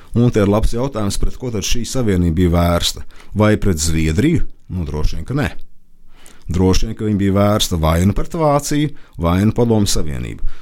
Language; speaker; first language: Latvian; native; Latvian